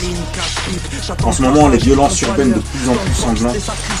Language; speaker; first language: French; native; French